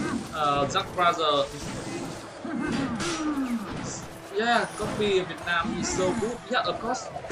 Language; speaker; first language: English; non-native, learner; Vietnamese